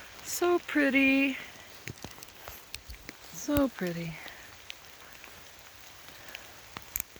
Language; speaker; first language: English; native; English